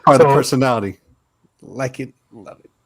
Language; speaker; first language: English; native; English